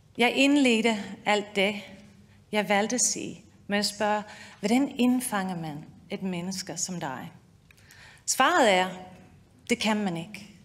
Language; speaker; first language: Danish; non-native, fluent; English